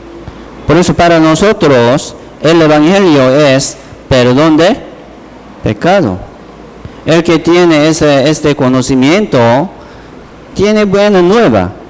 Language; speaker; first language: Spanish; non-native, learner; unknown